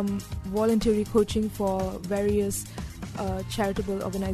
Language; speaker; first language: English; non-native, local second language; Tamil